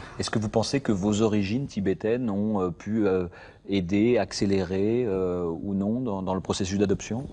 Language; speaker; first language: French; native; French